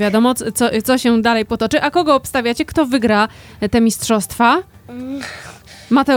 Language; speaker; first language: Polish; native; Polish